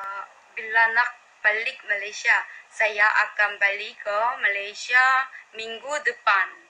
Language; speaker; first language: Indonesian; non-native, learner; Korean